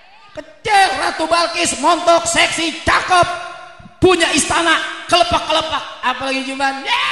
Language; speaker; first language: Indonesian; native; Indonesian